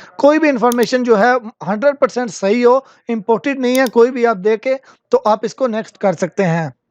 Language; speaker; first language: Urdu; non-native, local second language; Punjabi